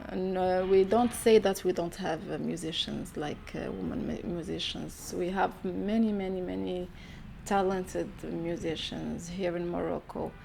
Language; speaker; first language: English; non-native, learner; Arabic